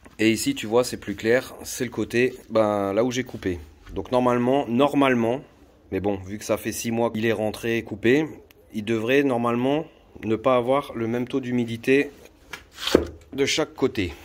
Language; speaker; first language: French; native; French